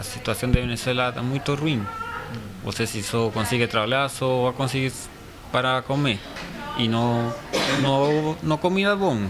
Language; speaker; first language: Portuguese; non-native, learner; Spanish